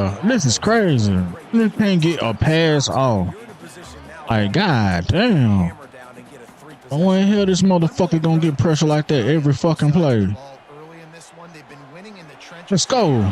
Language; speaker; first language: English; native; English